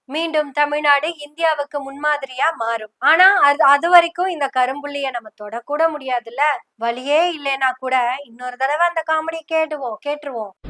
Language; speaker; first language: Tamil; non-native, local second language; Malayalam